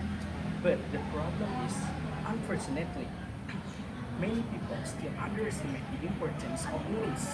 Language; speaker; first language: English; non-native, learner; Indonesian